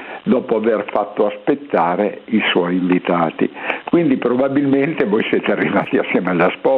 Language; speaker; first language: Italian; native; Italian